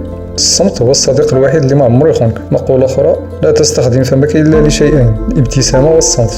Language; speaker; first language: Arabic; native; Arabic